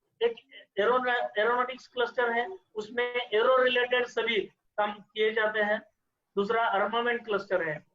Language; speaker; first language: Hindi; non-native, local second language; Marathi